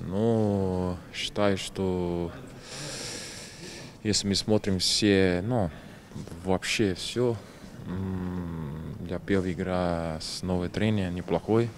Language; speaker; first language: Russian; non-native, learner; Portuguese